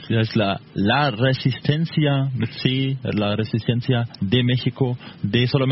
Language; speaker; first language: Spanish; non-native, fluent; German